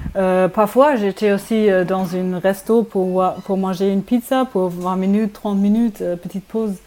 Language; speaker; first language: French; non-native, learner; German